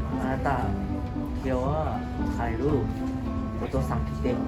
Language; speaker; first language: Japanese; non-native, learner; Thai